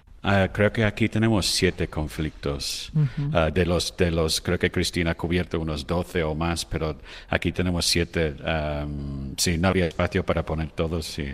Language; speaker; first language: Spanish; non-native, fluent; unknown